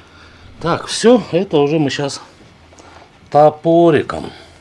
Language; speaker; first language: Russian; native; Russian